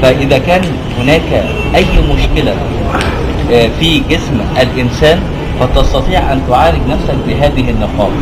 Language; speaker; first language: Arabic; native; Arabic